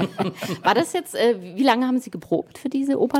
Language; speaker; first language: German; native; German